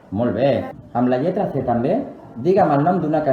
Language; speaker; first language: Catalan; native; Catalan